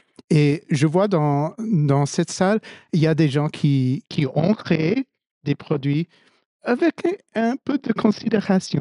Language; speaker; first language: French; non-native, fluent; English